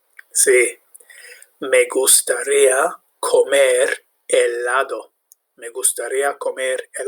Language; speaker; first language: Spanish; non-native, fluent; English